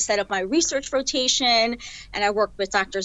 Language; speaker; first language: English; native; English